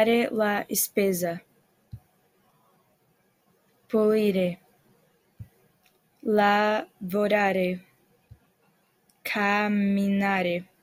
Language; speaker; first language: Italian; non-native, learner; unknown